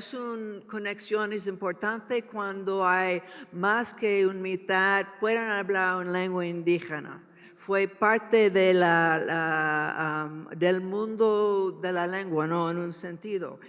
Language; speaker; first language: Spanish; non-native, learner; English